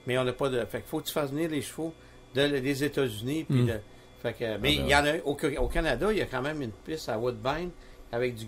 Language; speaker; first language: French; native; French